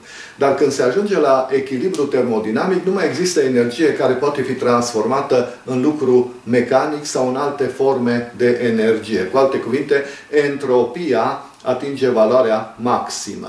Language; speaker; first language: Romanian; native; Romanian